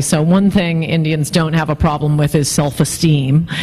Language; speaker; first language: English; native; English